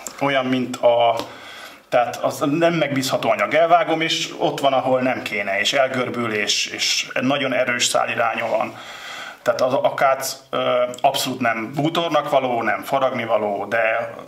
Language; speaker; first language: Hungarian; native; Hungarian